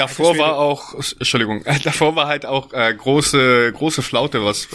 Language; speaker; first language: German; native; German